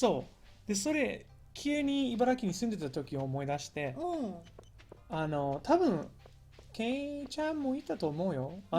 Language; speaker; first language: Japanese; non-native, fluent; English